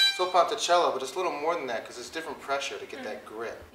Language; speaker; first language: English; native; English